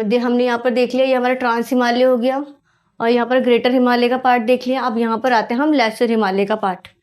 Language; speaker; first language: Hindi; native; Hindi